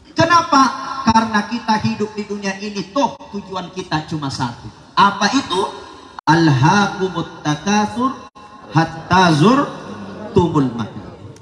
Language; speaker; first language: Indonesian; non-native, local second language; Buginese